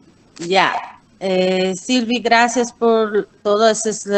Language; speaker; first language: Spanish; non-native, fluent; Portuguese